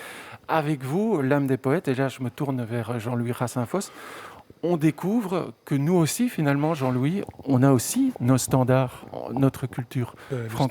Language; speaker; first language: French; native; French